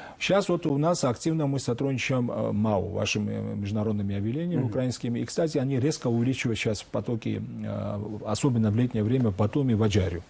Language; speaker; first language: Russian; non-native, local second language; Georgian